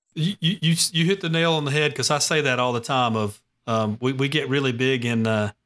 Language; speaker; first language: English; native; English